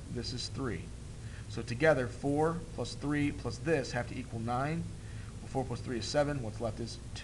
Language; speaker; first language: English; native; English